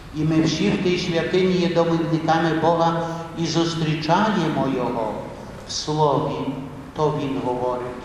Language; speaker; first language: Ukrainian; early bilingual, heritage; Ukrainian